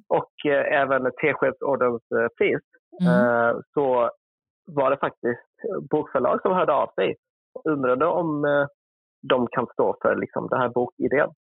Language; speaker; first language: Swedish; early bilingual, other home language; Vietnamese